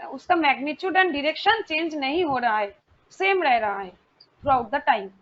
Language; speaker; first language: Hindi; non-native, local second language; Bangla